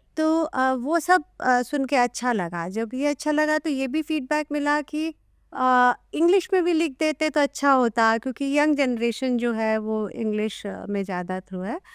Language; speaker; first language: Hindi; native; Hindi